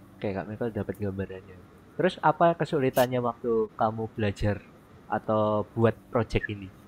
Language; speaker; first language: Indonesian; native; Indonesian